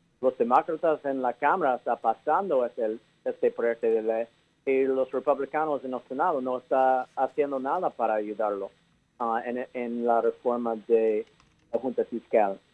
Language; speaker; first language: Spanish; early bilingual, heritage; English